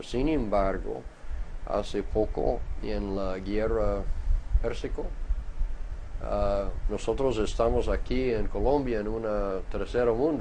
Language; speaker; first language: Spanish; non-native, fluent; English